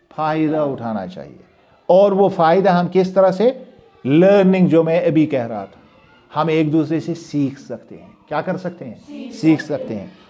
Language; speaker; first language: Urdu; non-native, local second language; Kashmiri